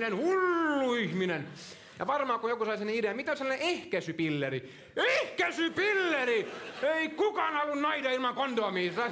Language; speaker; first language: Finnish; non-native, local second language; Swedish